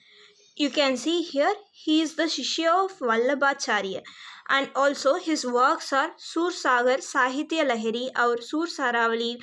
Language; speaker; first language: English; non-native, local second language; Hindi